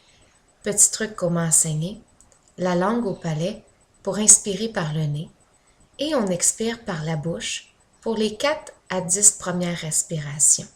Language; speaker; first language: French; native; French